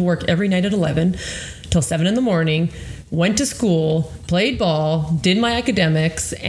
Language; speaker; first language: English; non-native, fluent; Croatian